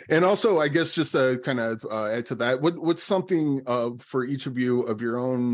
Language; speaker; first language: English; native; English